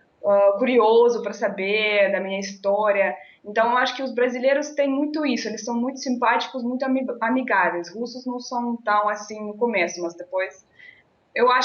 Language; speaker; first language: Portuguese; non-native, fluent; Russian